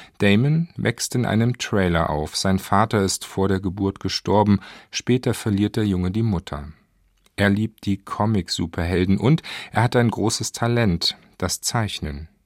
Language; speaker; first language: German; native; German